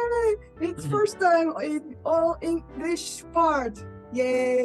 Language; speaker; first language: English; non-native, learner; Japanese